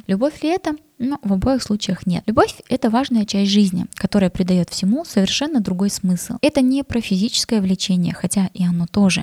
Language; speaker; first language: Russian; native; Russian